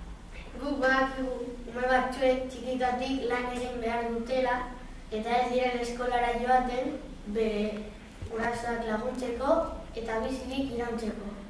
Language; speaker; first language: Basque; non-native, local second language; Spanish